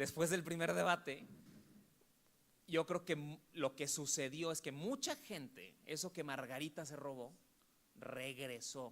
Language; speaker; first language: Spanish; native; Spanish